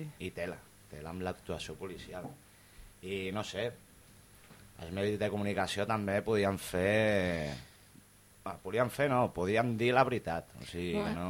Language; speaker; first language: Catalan; non-native, local second language; Spanish